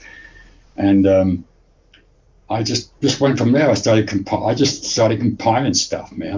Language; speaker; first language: English; native; English